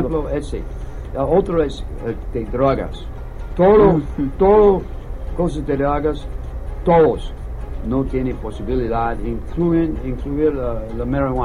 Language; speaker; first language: Spanish; non-native, learner; English